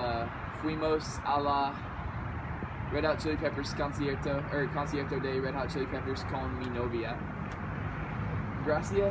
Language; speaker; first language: Spanish; non-native, learner; English